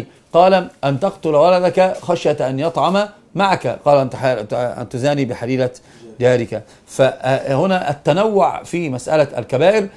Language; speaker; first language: Arabic; native; Arabic